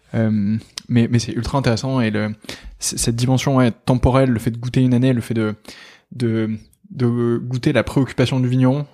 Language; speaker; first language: French; native; French